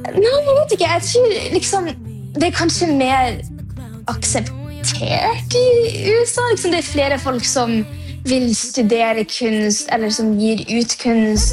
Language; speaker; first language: Norwegian; early bilingual, heritage; English